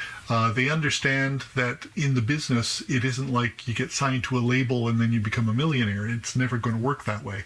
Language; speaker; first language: English; native; English